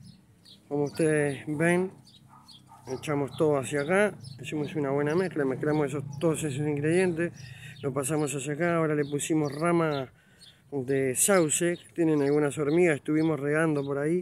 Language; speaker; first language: Spanish; native; Spanish